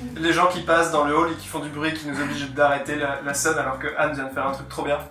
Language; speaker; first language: French; native; French